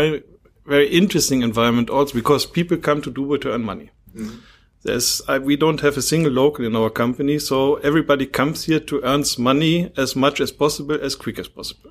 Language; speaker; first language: English; non-native, fluent; German